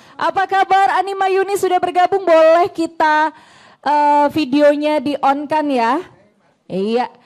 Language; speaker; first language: Indonesian; native; Indonesian